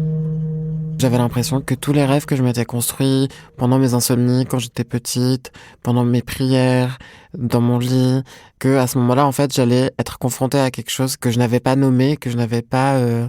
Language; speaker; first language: French; non-native, local second language; Arabic